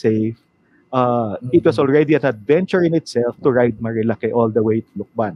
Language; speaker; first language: English; non-native, local second language; Filipino